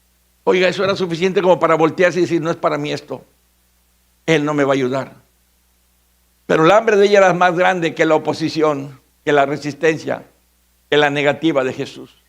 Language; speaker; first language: Spanish; native; Spanish